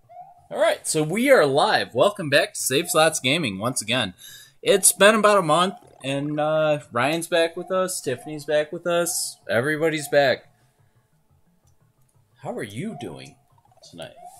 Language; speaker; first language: English; native; English